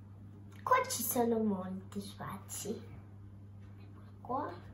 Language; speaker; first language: Italian; early bilingual, heritage; Italian